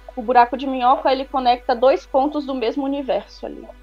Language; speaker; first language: Portuguese; native; Portuguese